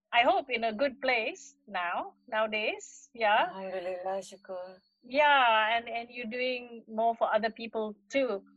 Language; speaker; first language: English; non-native, local second language; Malay